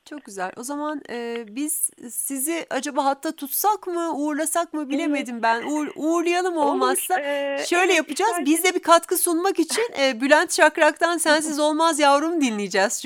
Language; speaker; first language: Turkish; native; Turkish